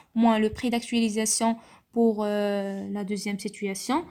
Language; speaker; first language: French; non-native, local second language; Arabic